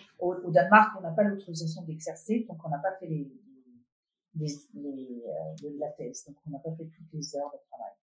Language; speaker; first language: French; non-native, fluent; Danish